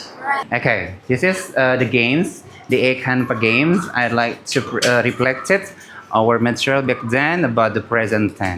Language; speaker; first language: English; non-native, learner; Indonesian